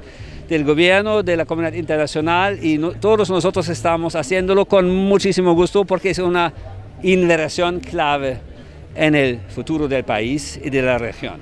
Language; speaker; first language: Spanish; non-native, fluent; German